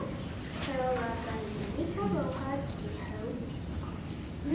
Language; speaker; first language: Spanish; non-native, learner; English